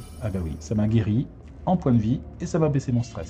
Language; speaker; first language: French; native; French